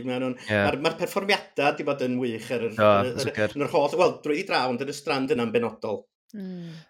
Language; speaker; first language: Welsh; native; Welsh